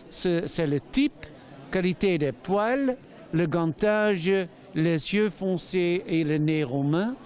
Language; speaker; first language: French; non-native, fluent; Dutch